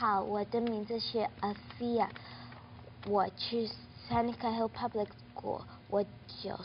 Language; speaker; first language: Chinese; early bilingual, heritage; English